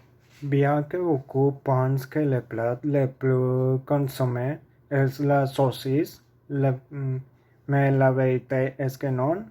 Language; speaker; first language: French; non-native, learner; Spanish